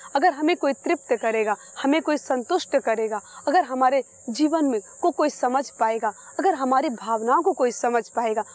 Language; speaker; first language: Hindi; native; Hindi